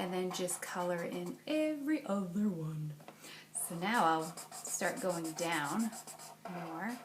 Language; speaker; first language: English; native; English